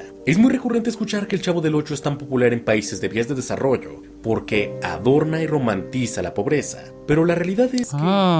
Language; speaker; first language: Spanish; native; Spanish